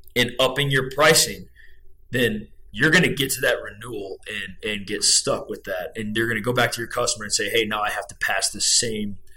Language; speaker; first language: English; native; English